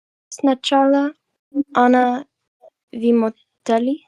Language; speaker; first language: Russian; non-native, learner; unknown